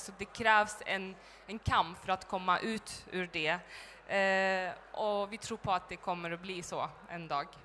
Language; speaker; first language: Swedish; early bilingual, other home language; Turkish